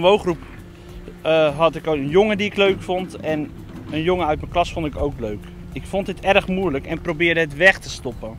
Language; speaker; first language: Dutch; native; Dutch